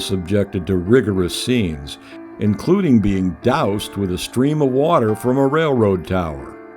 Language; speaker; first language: English; native; English